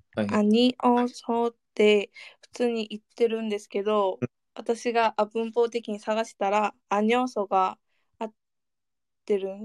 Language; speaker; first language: Japanese; non-native, fluent; Korean